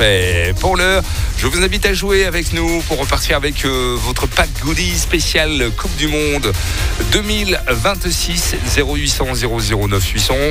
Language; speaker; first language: French; native; French